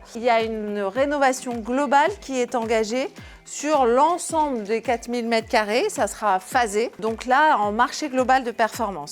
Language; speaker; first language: French; native; French